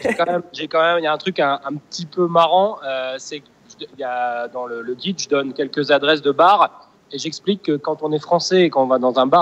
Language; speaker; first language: French; native; French